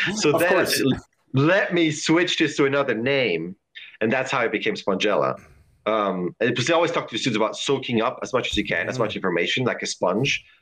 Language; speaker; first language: English; non-native, fluent; German